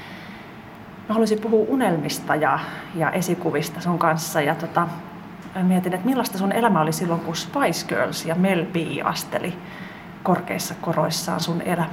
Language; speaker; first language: Finnish; native; Finnish